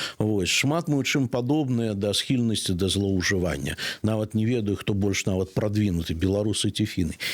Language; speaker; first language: Belarusian; native; Belarusian